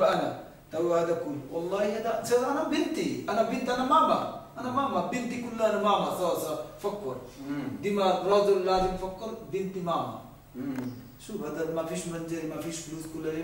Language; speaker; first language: Arabic; non-native, learner; Bangla